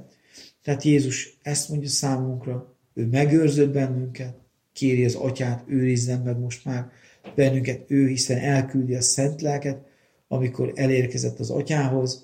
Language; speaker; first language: Hungarian; native; Hungarian